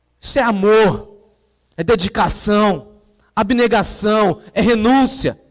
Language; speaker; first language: Portuguese; native; Portuguese